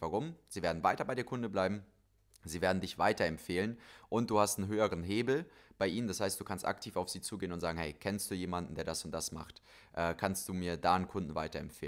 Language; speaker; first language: German; native; German